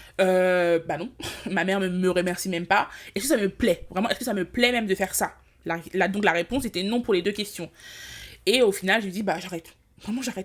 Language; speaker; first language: French; early bilingual, other home language; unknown